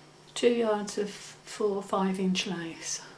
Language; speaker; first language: English; native; English